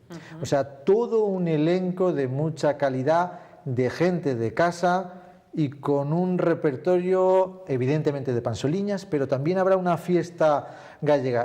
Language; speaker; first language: Spanish; native; Spanish